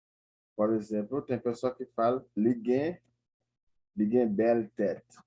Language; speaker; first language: Portuguese; non-native, fluent; Haitian Creole